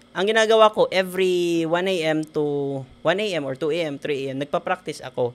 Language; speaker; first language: Filipino; non-native, local second language; Hiligaynon